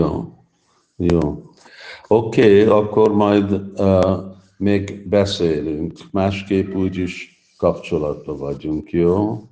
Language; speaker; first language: Hungarian; early bilingual, heritage; Hungarian